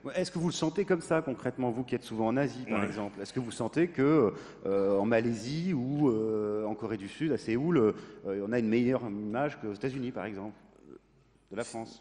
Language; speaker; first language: French; native; French